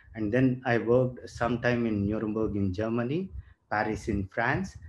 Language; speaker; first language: English; non-native, local second language; Telugu